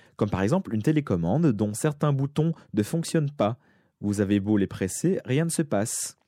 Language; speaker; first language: French; native; French